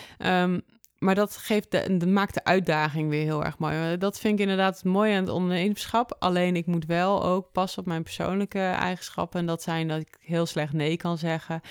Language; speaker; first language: Dutch; native; Dutch